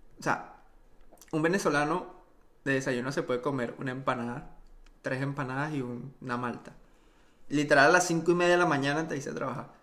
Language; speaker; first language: Spanish; native; Spanish